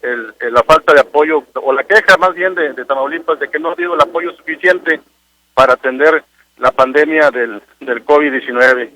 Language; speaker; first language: Spanish; native; Spanish